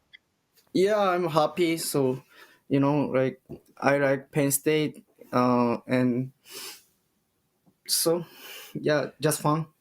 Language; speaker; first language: English; non-native, learner; Japanese